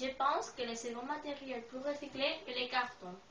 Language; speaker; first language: French; non-native, learner; Spanish